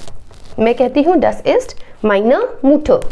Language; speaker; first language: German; non-native, fluent; Hindi